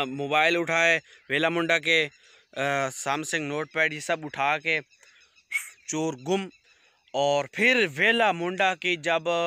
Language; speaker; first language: Urdu; non-native, local second language; Punjabi